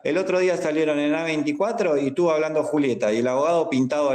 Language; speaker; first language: Spanish; native; Spanish